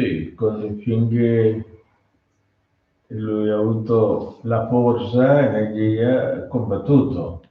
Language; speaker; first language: Italian; non-native, learner; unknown